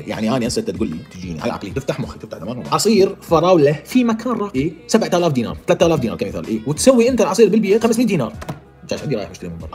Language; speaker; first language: Arabic; native; Arabic